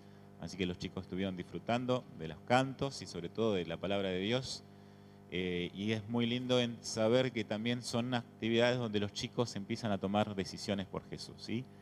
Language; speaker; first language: Spanish; native; Spanish